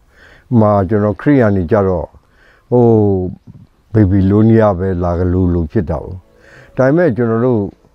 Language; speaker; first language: Burmese; non-native, local second language; S'gaw Karen